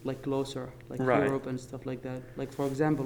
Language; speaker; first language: English; non-native, fluent; Arabic